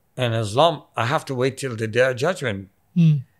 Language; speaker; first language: English; non-native, local second language; Persian